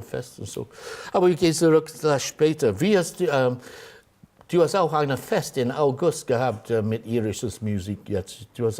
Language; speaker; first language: German; non-native, fluent; English